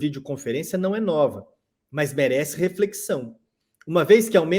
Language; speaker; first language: Portuguese; native; Portuguese